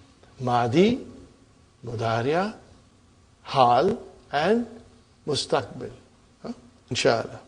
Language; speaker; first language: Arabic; non-native, fluent; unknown